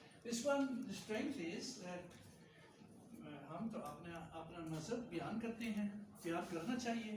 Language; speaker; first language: Hindi; non-native, fluent; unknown